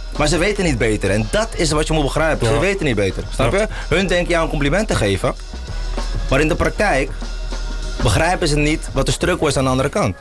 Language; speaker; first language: Dutch; early bilingual, other home language; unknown